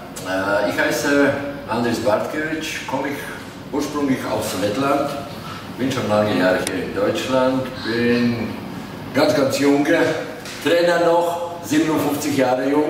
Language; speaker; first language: German; non-native, fluent; Latvian